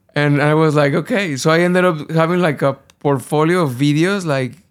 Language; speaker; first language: English; non-native, fluent; Spanish